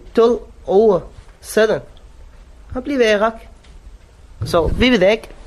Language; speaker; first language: Danish; non-native, learner; Arabic